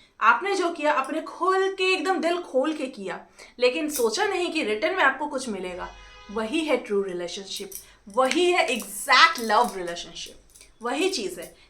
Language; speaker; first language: Hindi; non-native, local second language; Bangla